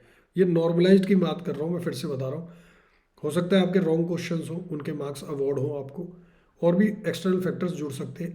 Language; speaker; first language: Hindi; native; Hindi